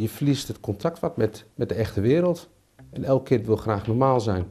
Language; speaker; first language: Dutch; native; Dutch